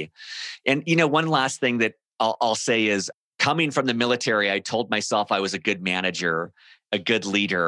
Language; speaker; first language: English; native; English